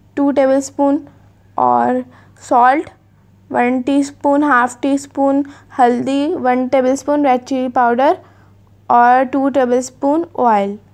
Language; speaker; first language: Urdu; native; Urdu